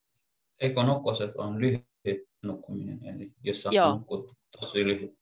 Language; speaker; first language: Finnish; non-native, learner; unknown